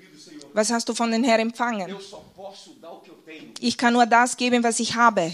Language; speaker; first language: German; non-native, fluent; Portuguese